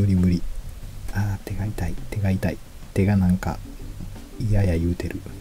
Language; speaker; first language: Japanese; native; Japanese